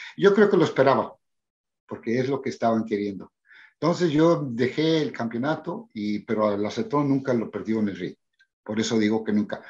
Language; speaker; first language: Spanish; early bilingual, heritage; Spanish